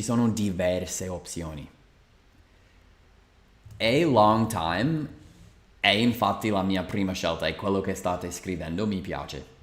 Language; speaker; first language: Italian; non-native, fluent; English